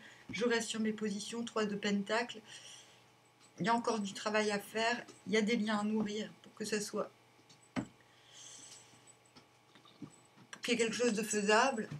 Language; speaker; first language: French; native; French